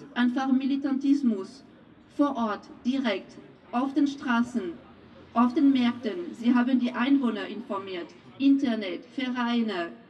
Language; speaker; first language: German; non-native, fluent; French